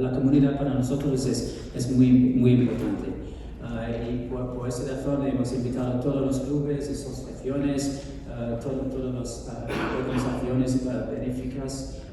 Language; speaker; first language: Spanish; non-native, fluent; English